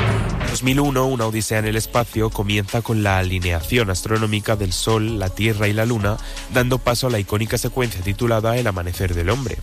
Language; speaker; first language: Spanish; native; Spanish